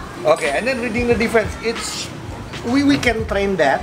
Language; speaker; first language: English; non-native, learner; Indonesian